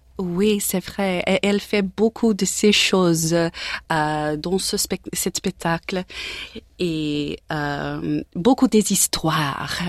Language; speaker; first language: French; non-native, learner; English